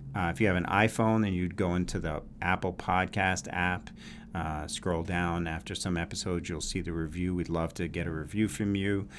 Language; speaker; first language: English; native; English